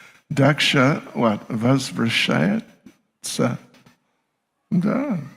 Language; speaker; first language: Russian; non-native, learner; English